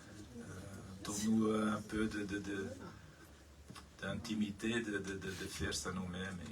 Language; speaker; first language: French; non-native, learner; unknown